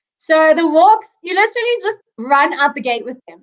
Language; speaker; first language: English; native; English